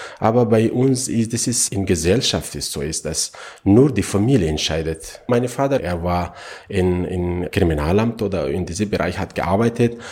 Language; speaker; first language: German; non-native, learner; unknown